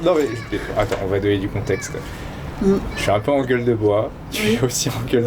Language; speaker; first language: French; native; French